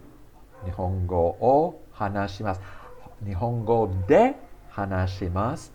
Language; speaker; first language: Japanese; non-native, fluent; English